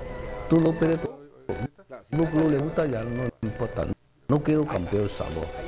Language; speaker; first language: Spanish; non-native, learner; Cantonese